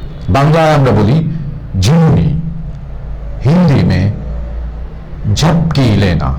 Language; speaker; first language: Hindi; non-native, local second language; Bangla